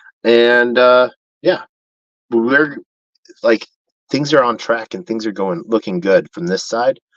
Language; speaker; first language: English; native; English